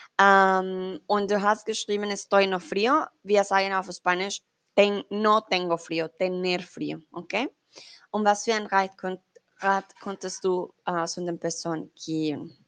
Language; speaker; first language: German; non-native, learner; Spanish